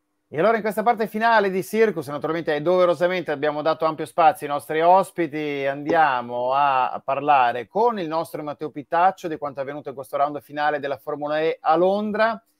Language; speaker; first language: Italian; native; Italian